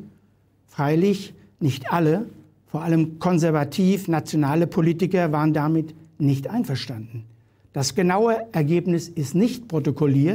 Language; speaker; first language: German; native; German